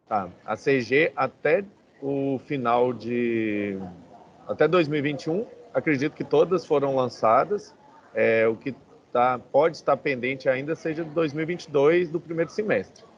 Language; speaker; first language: Portuguese; native; Portuguese